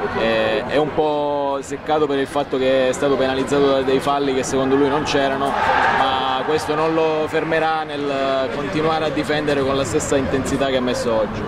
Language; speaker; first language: Italian; native; Italian